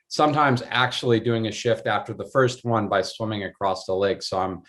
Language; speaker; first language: English; native; English